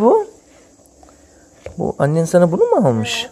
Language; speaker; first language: Turkish; native; Turkish